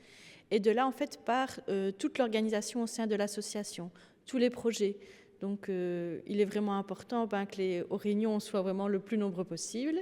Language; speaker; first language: French; native; French